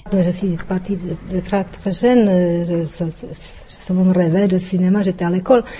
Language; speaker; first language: French; non-native, fluent; Czech